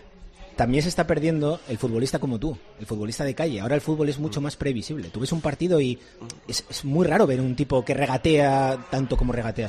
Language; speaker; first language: Spanish; native; Spanish